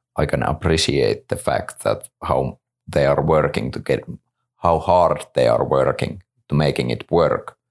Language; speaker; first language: English; non-native, fluent; Finnish